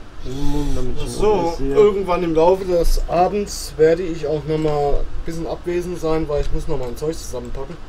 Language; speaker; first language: German; native; German